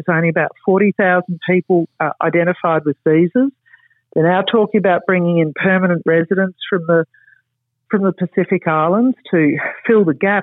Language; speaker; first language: English; native; English